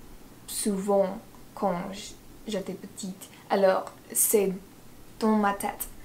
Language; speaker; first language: French; non-native, learner; English